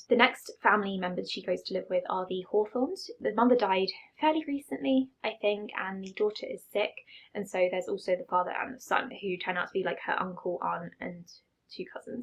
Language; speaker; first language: English; native; English